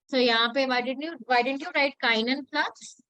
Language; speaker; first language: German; non-native, learner; Hindi